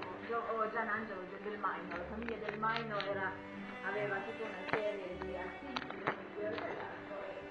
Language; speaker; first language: Italian; native; Italian